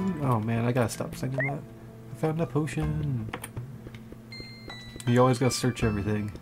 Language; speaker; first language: English; native; English